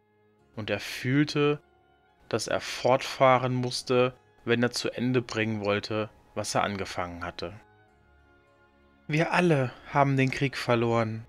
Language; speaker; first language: German; native; German